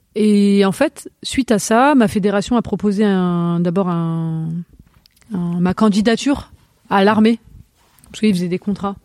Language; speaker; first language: French; native; French